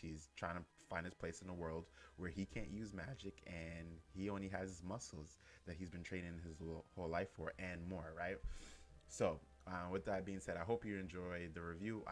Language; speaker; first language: English; native; English